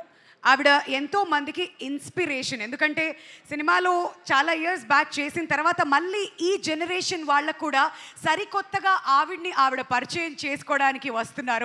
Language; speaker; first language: Telugu; native; Telugu